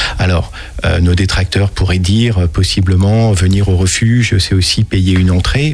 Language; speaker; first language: French; native; French